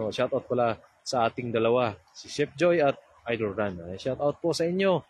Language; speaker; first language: Filipino; non-native, local second language; Cebuano